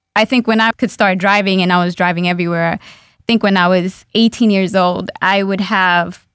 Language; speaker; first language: English; early bilingual, other home language; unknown